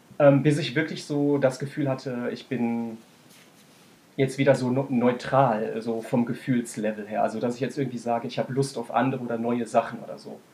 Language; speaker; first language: German; native; German